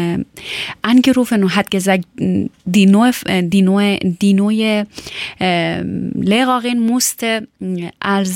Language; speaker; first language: German; non-native, learner; Persian